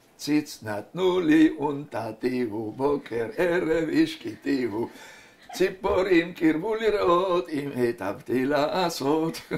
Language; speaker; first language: Hebrew; non-native, fluent; Hungarian